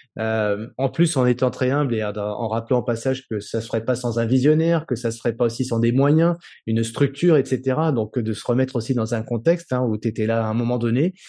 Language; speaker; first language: French; native; French